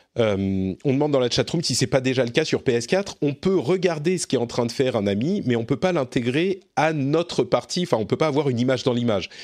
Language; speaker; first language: French; native; French